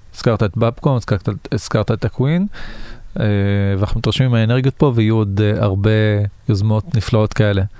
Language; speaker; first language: Hebrew; non-native, local second language; Arabic